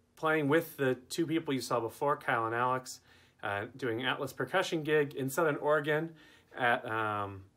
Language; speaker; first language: English; native; English